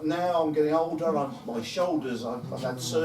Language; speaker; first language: English; native; English